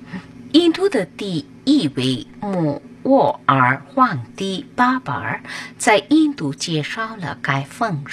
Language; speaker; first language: Chinese; non-native, fluent; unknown